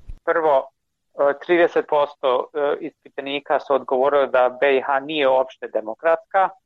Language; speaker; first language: Croatian; non-native, fluent; English